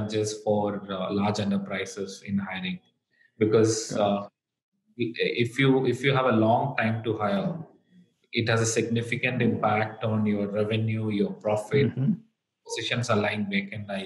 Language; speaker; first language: English; non-native, local second language; Malayalam